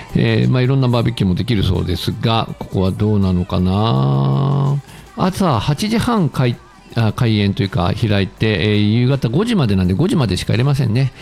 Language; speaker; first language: Japanese; native; Japanese